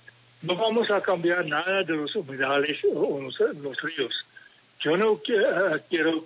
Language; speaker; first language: Spanish; non-native, fluent; English